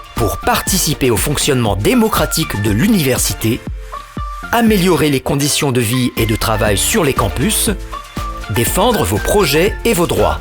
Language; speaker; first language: French; native; French